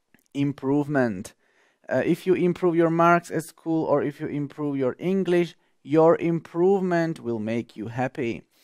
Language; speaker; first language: English; non-native, fluent; Slovak